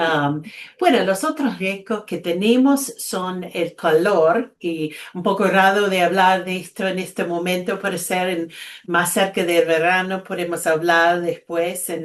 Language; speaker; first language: Spanish; non-native, fluent; English